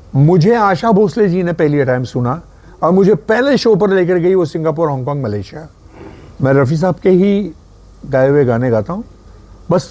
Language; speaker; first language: Hindi; native; Hindi